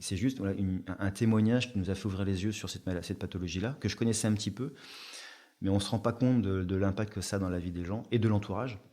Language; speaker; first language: French; native; French